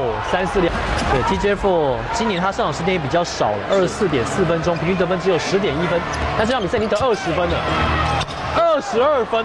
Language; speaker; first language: Chinese; native; Chinese